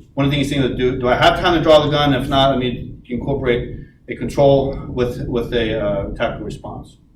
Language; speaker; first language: English; native; English